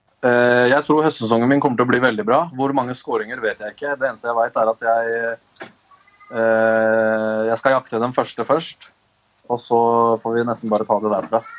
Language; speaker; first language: Norwegian; early bilingual, other home language; Albanian